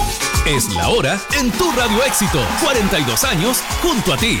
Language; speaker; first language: Spanish; native; Spanish